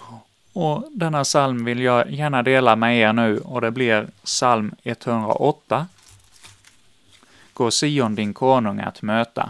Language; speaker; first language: Swedish; native; Swedish